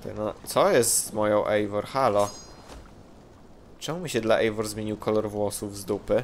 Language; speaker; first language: Polish; native; Polish